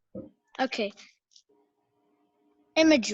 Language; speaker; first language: English; non-native, learner; Arabic